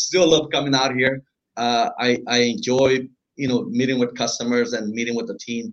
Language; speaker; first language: English; non-native, fluent; Spanish